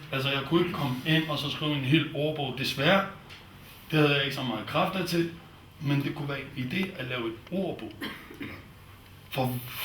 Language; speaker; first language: Danish; non-native, fluent; Kurdish